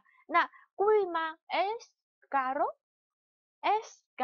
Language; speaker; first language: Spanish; non-native, fluent; Chinese